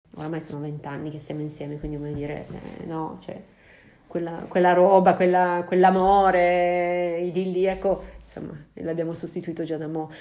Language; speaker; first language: Italian; native; Italian